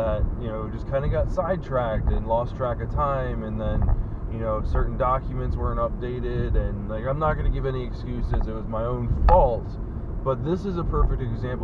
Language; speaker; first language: English; native; English